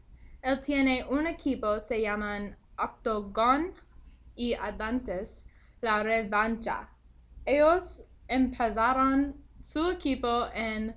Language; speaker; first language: Spanish; non-native, learner; English